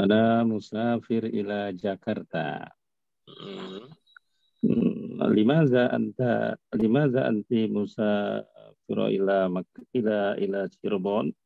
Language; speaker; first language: Arabic; non-native, learner; Indonesian